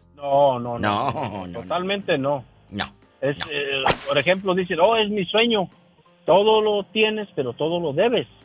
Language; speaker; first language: Spanish; native; Spanish